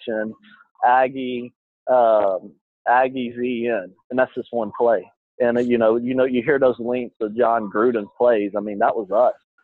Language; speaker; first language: English; native; English